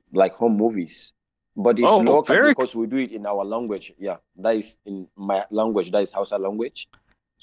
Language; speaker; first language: English; non-native, local second language; Hausa